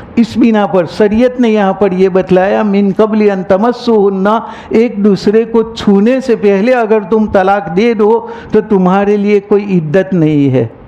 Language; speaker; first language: Urdu; non-native, local second language; Gujarati